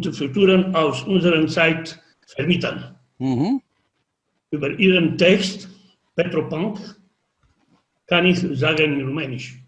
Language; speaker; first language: German; non-native, learner; Romanian